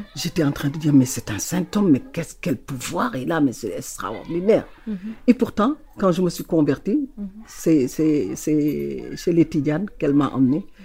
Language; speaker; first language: French; non-native, local second language; Wolof